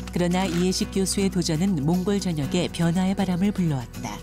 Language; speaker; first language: Korean; native; Korean